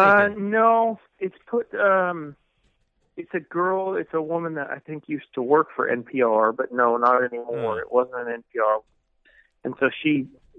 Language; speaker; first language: English; native; English